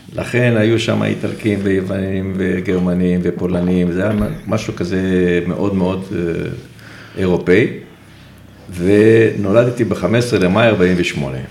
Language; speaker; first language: Hebrew; early bilingual, other home language; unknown